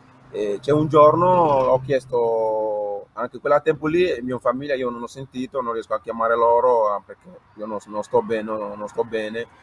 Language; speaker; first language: Italian; non-native, learner; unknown